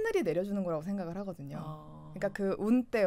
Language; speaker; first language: Korean; native; Korean